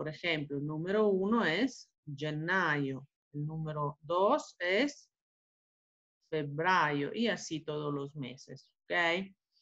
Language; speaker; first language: Spanish; non-native, fluent; Italian